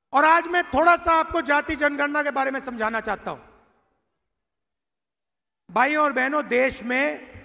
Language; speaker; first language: Hindi; native; Hindi